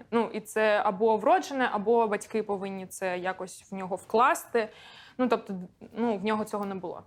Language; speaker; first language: Ukrainian; non-native, local second language; Russian